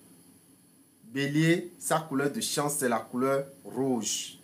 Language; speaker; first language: French; non-native, local second language; Fon